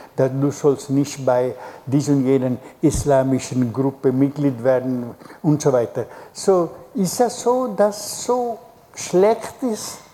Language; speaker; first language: German; non-native, fluent; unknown